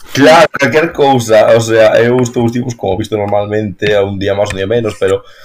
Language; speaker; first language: Galician; non-native, local second language; Spanish